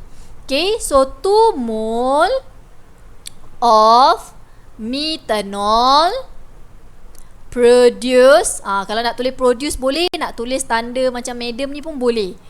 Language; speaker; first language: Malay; native; Malay